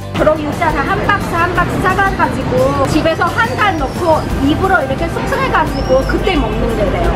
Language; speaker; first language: Korean; non-native, fluent; Chinese